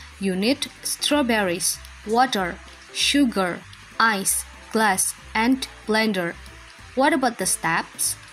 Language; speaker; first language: English; non-native, fluent; Indonesian